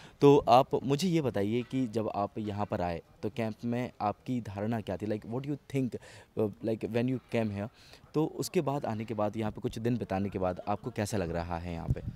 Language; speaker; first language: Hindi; native; Hindi